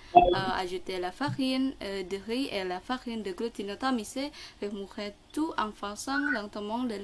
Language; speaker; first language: French; non-native, learner; Indonesian